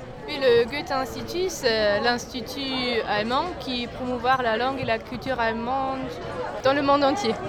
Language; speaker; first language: French; non-native, fluent; German